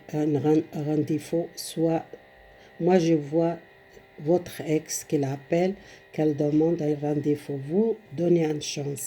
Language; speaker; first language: French; non-native, learner; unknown